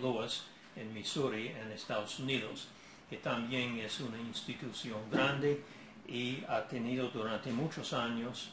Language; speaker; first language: Spanish; non-native, fluent; English